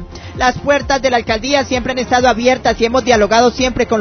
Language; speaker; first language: Spanish; native; Spanish